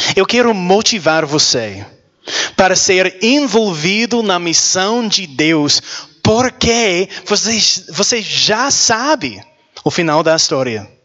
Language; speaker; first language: Portuguese; non-native, learner; English